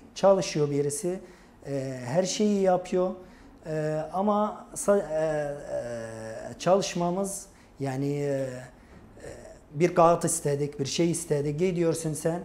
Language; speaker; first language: Turkish; non-native, fluent; Arabic